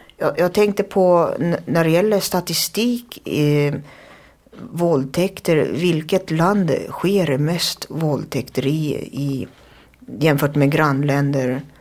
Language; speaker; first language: Swedish; native; Swedish